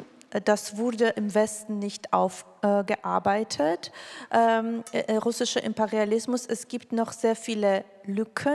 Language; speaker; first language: German; non-native, fluent; Georgian